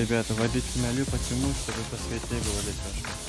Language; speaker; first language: Russian; non-native, learner; Turkmen